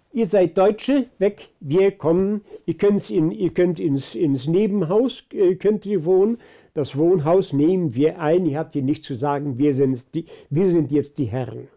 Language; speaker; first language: German; early bilingual, other home language; Polish